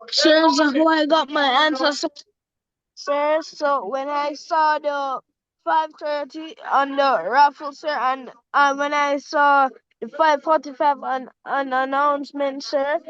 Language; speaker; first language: English; native; English